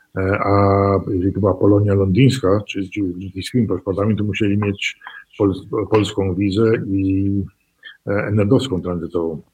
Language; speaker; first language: Polish; early bilingual, heritage; Polish